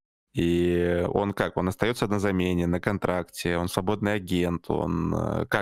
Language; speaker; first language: Russian; native; Russian